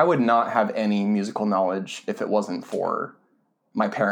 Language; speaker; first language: English; native; English